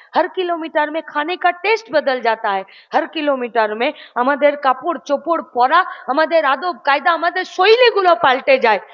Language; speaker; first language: Hindi; non-native, local second language; Bangla